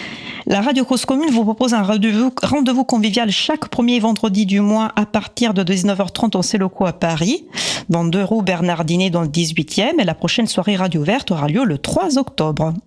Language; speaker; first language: French; native; French